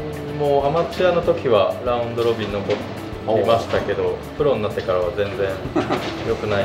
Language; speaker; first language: Japanese; native; Japanese